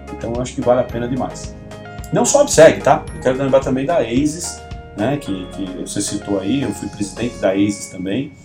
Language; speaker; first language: Portuguese; native; Portuguese